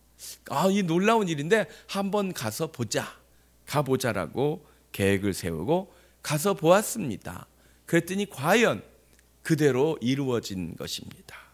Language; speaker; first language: Korean; native; Korean